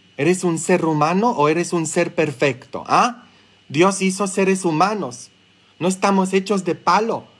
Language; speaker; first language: Spanish; non-native, fluent; English